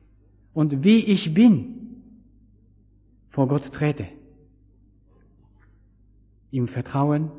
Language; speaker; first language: German; non-native, fluent; Japanese